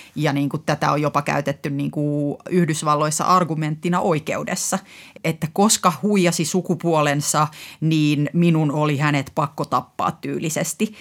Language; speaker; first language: Finnish; native; Finnish